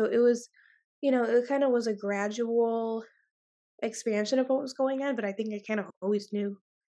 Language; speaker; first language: English; native; English